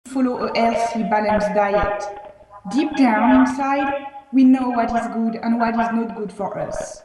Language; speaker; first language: English; non-native, fluent; French